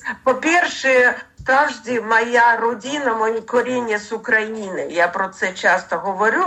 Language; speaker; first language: Ukrainian; non-native, learner; Russian